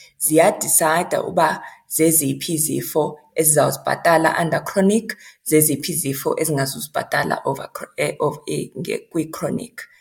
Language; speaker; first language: Xhosa; non-native, local second language; Zulu